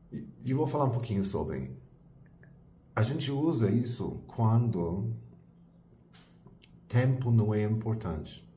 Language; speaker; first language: Portuguese; non-native, fluent; English